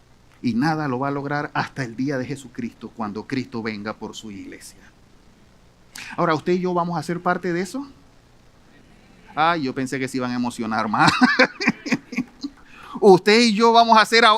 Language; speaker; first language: Spanish; native; Spanish